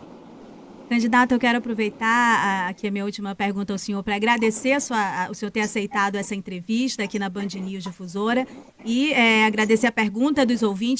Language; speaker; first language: Portuguese; native; Portuguese